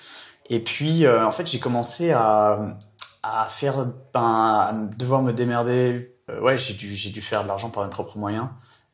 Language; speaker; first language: French; native; French